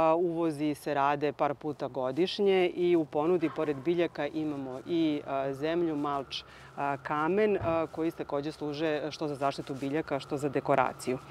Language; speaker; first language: Croatian; native; Croatian